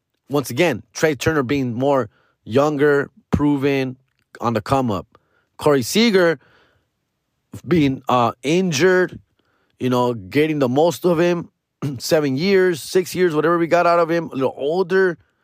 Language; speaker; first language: English; early bilingual, other home language; Spanish